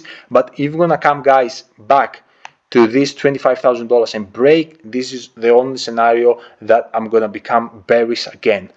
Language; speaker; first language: English; non-native, fluent; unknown